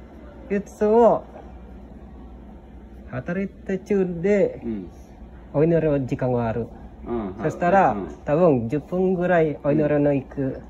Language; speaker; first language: Japanese; non-native, learner; Indonesian